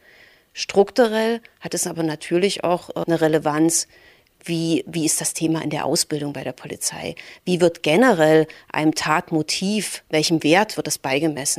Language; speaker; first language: German; native; German